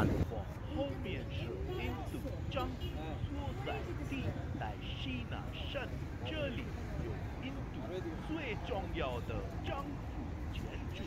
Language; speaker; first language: Chinese; non-native, learner; Hindi